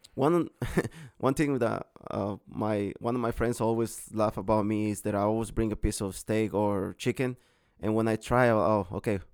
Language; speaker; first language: English; non-native, learner; Spanish